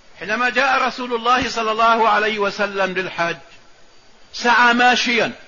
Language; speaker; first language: Arabic; native; Arabic